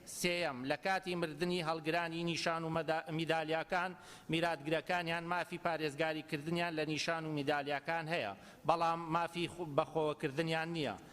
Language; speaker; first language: Central Kurdish; native; Central Kurdish